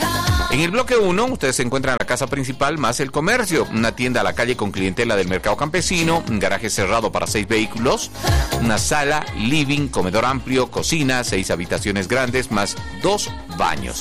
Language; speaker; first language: Spanish; native; Spanish